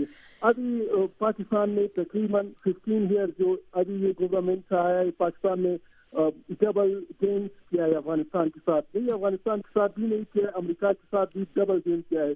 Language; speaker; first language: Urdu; non-native, learner; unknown